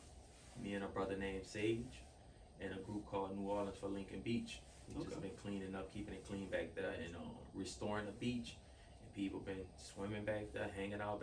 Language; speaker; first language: English; native; English